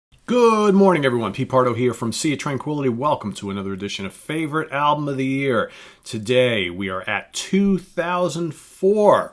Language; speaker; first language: English; native; English